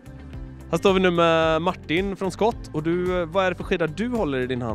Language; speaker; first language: Swedish; native; Swedish